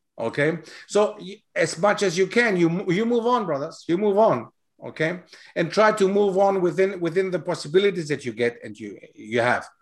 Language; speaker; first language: English; non-native, fluent; Greek